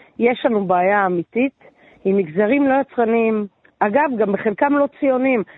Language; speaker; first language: Hebrew; native; Hebrew